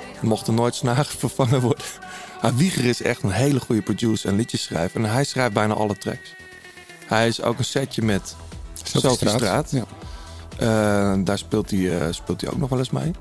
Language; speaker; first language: Dutch; native; Dutch